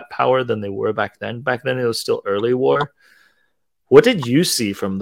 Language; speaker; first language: English; non-native, local second language; Cantonese